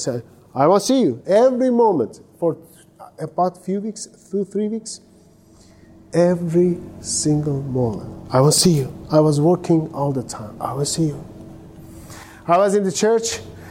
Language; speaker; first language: English; non-native, fluent; Persian